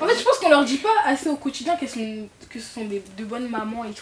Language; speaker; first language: French; native; French